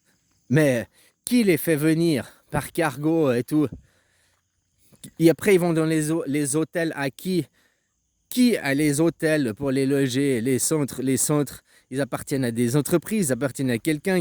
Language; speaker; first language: French; native; French